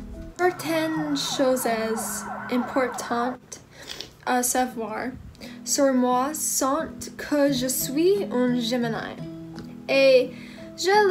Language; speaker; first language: French; non-native, learner; English